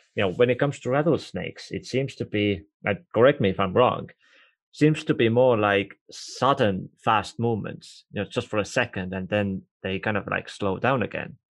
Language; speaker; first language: English; non-native, fluent; Estonian